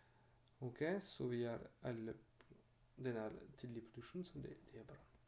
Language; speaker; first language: Norwegian; non-native, fluent; French